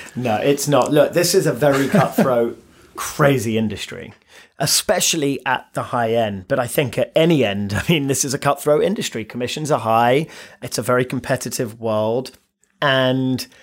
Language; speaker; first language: English; native; English